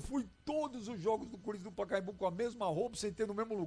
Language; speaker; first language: Portuguese; native; Portuguese